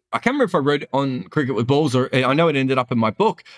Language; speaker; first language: English; native; English